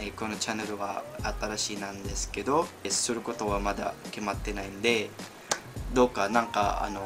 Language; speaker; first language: Japanese; non-native, learner; Filipino